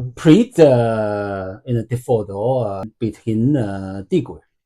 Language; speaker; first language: Welsh; non-native, learner; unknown